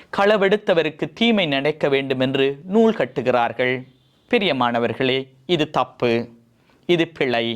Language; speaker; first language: Tamil; native; Tamil